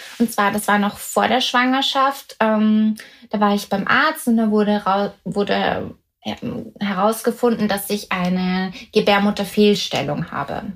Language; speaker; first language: German; native; German